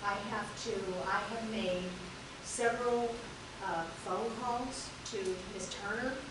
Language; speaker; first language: English; native; English